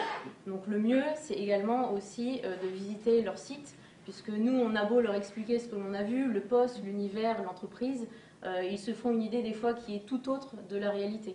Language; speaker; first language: French; native; French